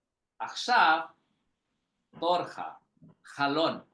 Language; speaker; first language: Hebrew; non-native, fluent; Indonesian